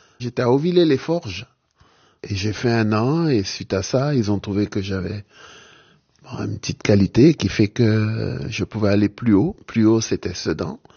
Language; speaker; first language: French; native; French